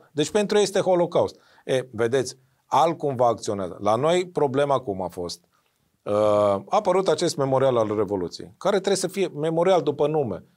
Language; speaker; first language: Romanian; native; Romanian